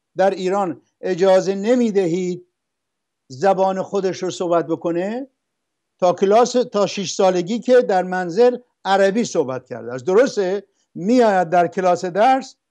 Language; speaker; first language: Persian; non-native, local second language; Arabic